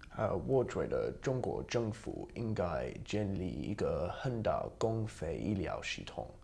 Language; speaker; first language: Chinese; non-native, learner; English